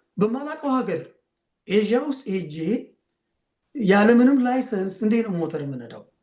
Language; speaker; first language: Amharic; native; Amharic